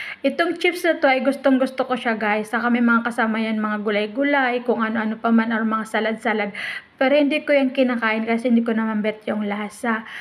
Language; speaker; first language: Filipino; native; Filipino